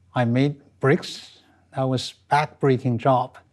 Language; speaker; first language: English; non-native, fluent; Chinese